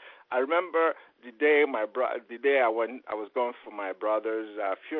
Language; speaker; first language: English; non-native, local second language; Igbo